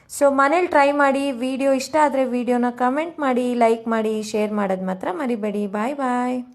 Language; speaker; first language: Kannada; non-native, local second language; Kodava